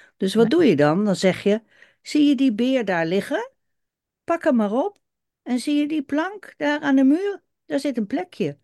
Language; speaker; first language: Dutch; native; Dutch